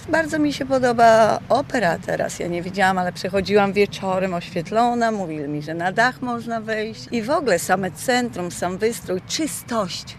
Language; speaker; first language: Polish; native; Polish